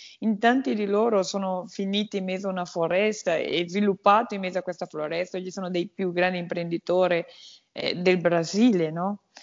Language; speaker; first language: Italian; non-native, fluent; Portuguese